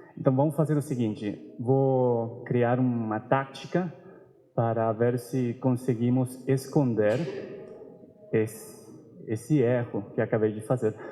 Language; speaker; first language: Portuguese; non-native, fluent; Spanish